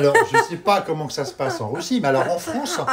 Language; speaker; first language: French; native; French